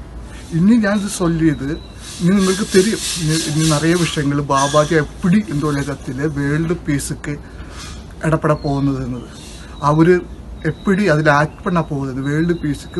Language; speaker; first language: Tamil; non-native, learner; Malayalam